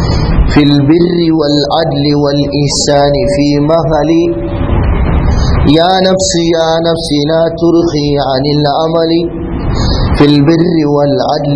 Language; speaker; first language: Arabic; non-native, fluent; Hausa